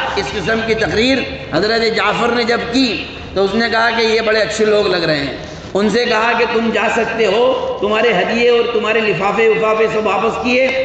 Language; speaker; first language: Urdu; native; Urdu